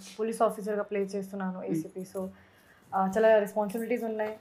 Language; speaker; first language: Telugu; non-native, fluent; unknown